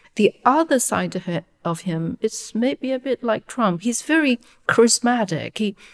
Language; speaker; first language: English; non-native, fluent; Chinese